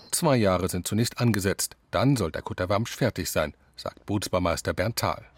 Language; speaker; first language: German; native; German